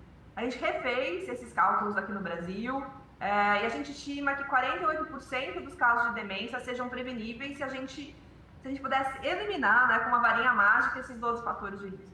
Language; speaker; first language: Portuguese; native; Portuguese